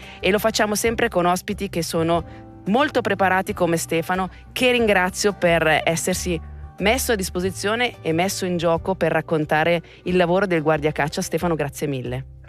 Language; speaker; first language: Italian; native; Italian